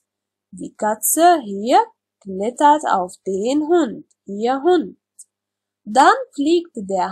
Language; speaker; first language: German; non-native, learner; Arabic